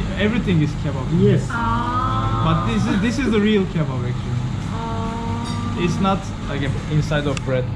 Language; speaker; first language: English; non-native, fluent; Turkish